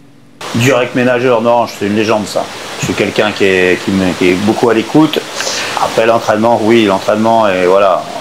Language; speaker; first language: French; native; French